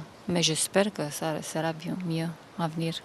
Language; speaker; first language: French; non-native, learner; Romanian